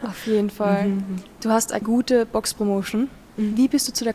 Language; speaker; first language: German; native; German